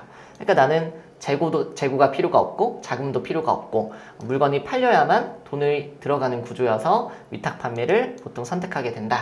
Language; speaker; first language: Korean; native; Korean